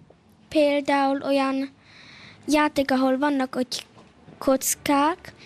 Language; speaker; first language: Hungarian; early bilingual, heritage; Hungarian